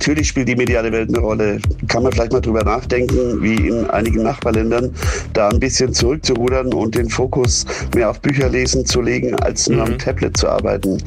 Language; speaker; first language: German; native; German